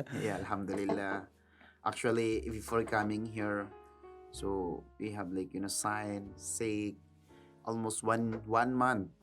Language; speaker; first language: English; non-native, learner; Filipino